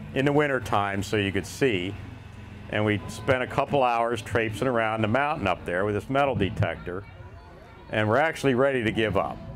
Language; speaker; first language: English; native; English